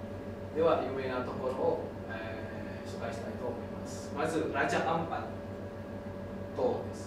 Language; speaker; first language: Japanese; non-native, learner; Indonesian